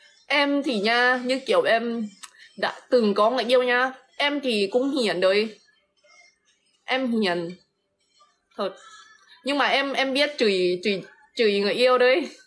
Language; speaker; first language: Vietnamese; non-native, fluent; Lao